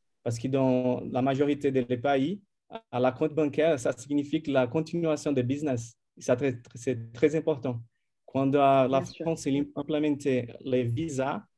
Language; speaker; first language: French; non-native, fluent; Portuguese